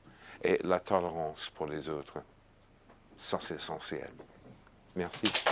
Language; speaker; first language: French; non-native, fluent; English